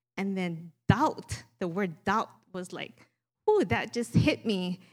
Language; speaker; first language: English; native; English